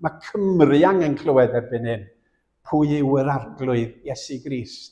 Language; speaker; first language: Welsh; native; Welsh